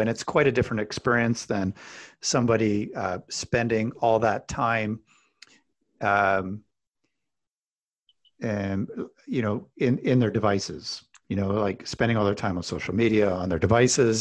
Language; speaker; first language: English; native; English